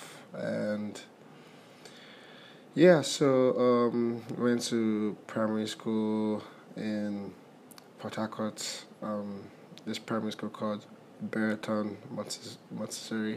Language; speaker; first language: English; non-native, local second language; Igbo